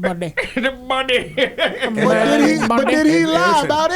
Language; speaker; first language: English; native; English